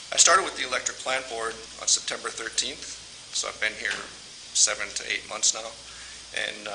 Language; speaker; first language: English; native; English